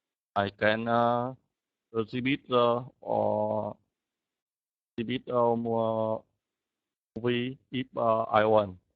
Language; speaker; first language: English; non-native, learner; Vietnamese